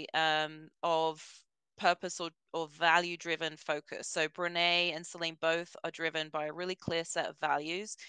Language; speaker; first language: English; native; English